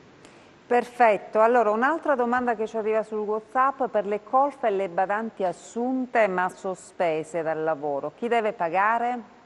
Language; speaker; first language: Italian; native; Italian